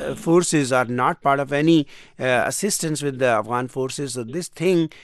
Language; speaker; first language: English; non-native, local second language; Urdu